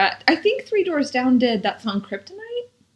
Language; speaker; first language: English; native; English